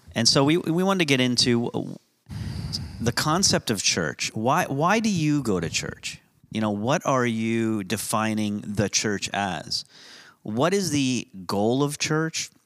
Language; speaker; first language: English; native; English